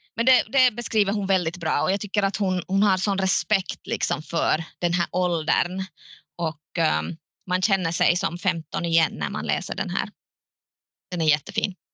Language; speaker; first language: Swedish; native; Swedish